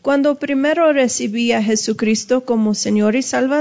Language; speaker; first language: Spanish; early bilingual, heritage; Spanish